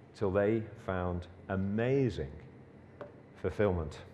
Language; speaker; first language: English; native; English